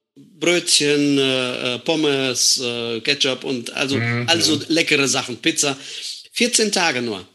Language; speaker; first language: German; non-native, fluent; Estonian